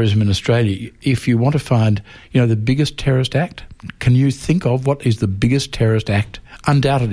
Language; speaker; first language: English; native; English